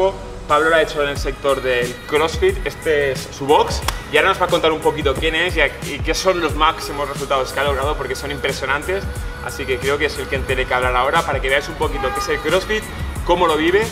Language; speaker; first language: Spanish; native; Spanish